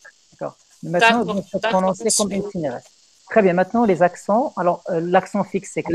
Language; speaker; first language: French; non-native, local second language; Arabic